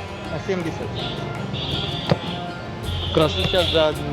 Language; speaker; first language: Russian; non-native, learner; Hindi